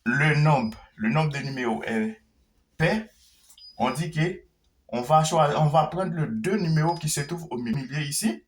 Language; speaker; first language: French; non-native, local second language; Haitian Creole